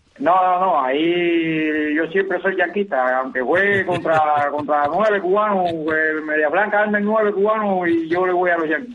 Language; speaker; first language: Spanish; native; Spanish